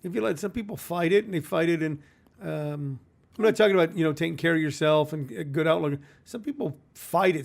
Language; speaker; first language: English; native; English